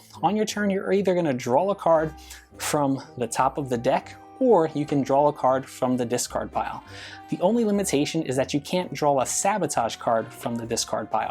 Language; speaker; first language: English; native; English